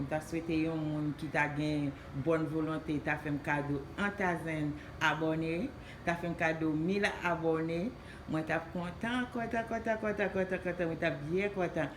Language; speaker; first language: French; non-native, local second language; Haitian Creole